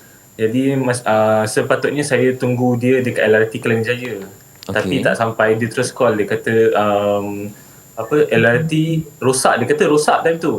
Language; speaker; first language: Malay; native; Malay